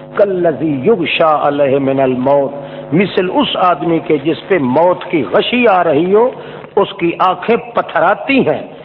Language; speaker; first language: Urdu; non-native, local second language; Saraiki